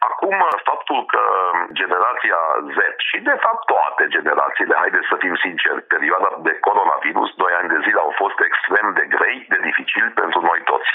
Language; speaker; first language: Romanian; non-native, local second language; Hungarian